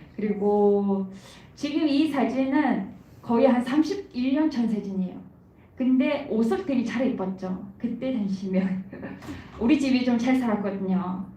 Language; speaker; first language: Korean; non-native, fluent; Mongolian